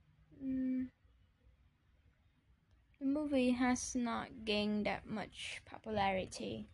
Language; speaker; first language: English; non-native, fluent; Vietnamese